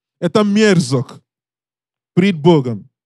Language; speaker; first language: Russian; non-native, learner; English